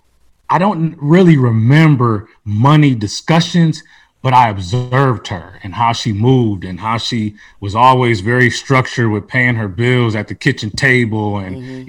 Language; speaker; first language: English; native; English